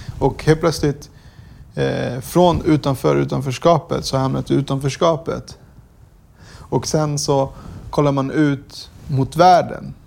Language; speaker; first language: Swedish; early bilingual, other home language; Kurdish